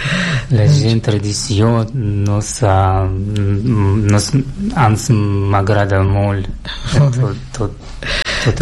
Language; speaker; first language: Catalan; non-native, learner; Russian